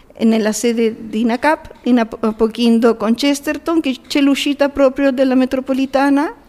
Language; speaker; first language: Italian; early bilingual, heritage; Spanish